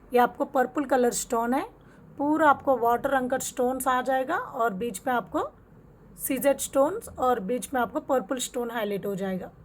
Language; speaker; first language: Hindi; non-native, local second language; Telugu